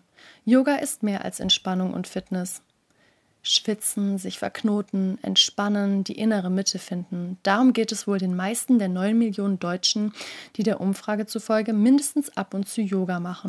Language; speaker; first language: German; native; German